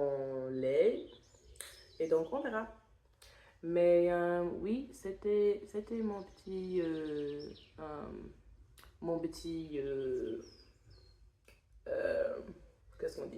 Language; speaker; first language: French; non-native, fluent; English